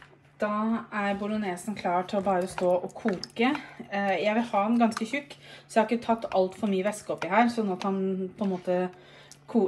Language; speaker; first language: Norwegian; native; Norwegian